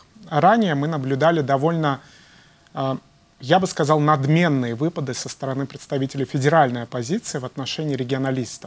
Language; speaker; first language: Russian; native; Russian